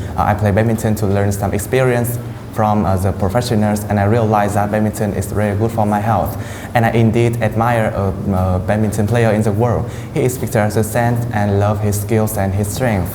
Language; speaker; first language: English; non-native, fluent; Vietnamese